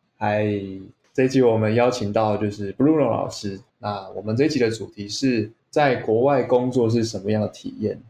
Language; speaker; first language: Chinese; native; Chinese